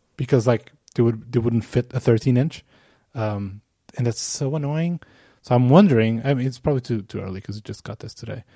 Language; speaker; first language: English; non-native, fluent; Portuguese